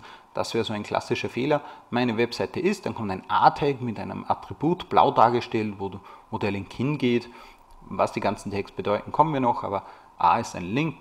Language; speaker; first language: German; native; German